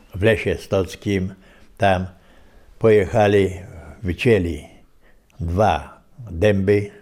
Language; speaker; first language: Polish; native; Polish